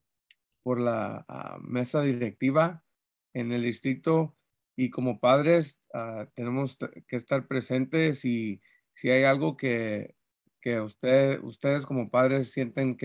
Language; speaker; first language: Spanish; early bilingual, heritage; Spanish